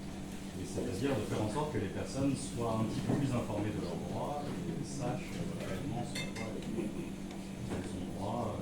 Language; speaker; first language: French; native; French